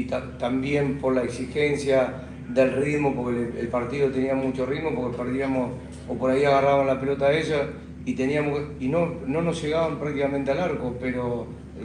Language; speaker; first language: Spanish; native; Spanish